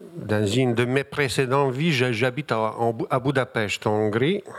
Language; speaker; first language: French; non-native, fluent; Bosnian